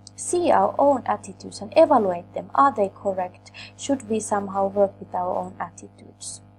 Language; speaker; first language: English; non-native, fluent; Finnish